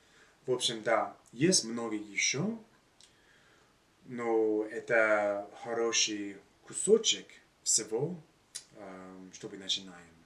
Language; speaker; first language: Russian; non-native, learner; English